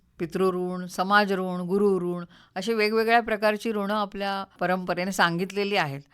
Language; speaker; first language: Marathi; native; Marathi